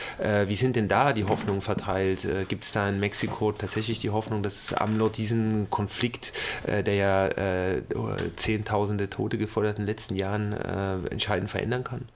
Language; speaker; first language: German; native; German